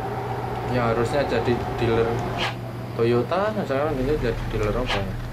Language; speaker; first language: Indonesian; native; Indonesian